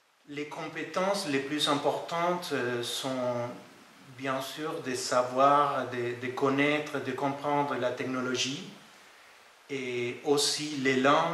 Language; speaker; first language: French; non-native, fluent; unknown